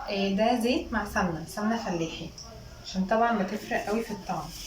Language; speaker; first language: Arabic; native; Arabic